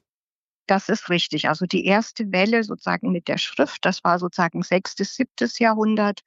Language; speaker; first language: German; native; German